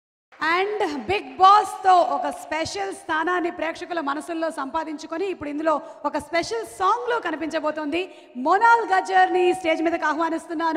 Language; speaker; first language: Telugu; native; Telugu